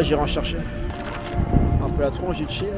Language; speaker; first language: French; native; French